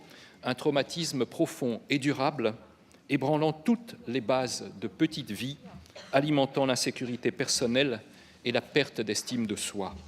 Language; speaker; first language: French; native; French